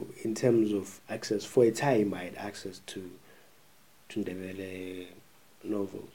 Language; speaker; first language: English; non-native, local second language; North Ndebele